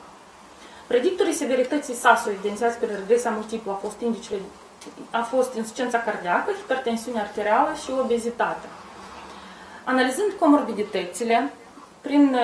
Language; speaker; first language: Romanian; native; Romanian